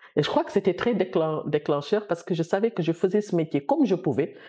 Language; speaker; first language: French; non-native, local second language; Wolof